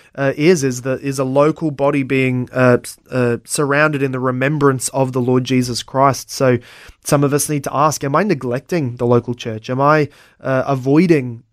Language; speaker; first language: English; native; English